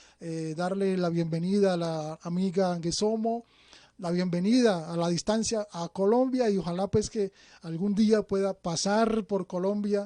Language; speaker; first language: Spanish; native; Spanish